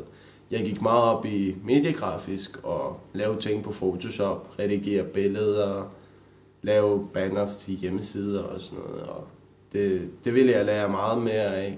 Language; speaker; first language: Danish; early bilingual, other home language; Romanian